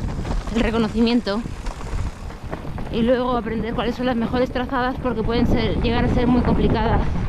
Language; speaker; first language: Spanish; native; Spanish